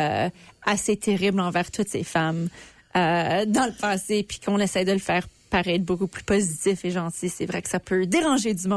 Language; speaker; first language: French; native; French